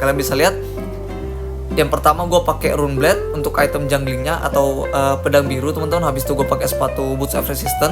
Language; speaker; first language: Indonesian; native; Indonesian